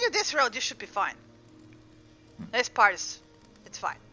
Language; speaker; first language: English; native; English